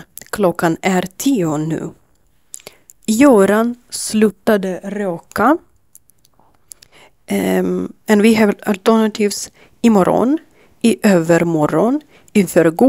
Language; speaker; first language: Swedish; non-native, learner; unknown